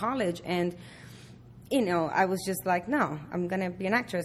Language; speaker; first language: English; early bilingual, other home language; Spanish